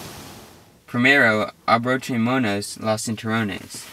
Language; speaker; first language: Spanish; non-native, learner; English